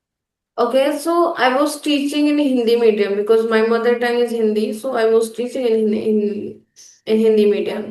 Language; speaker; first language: English; non-native, local second language; Hindi